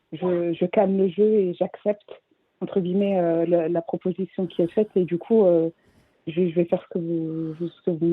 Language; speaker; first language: French; native; French